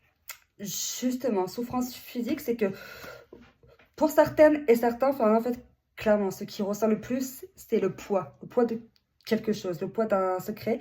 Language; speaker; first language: French; native; French